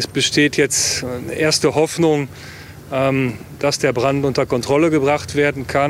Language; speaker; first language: German; native; German